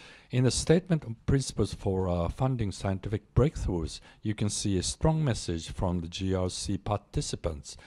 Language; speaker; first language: English; non-native, fluent; Japanese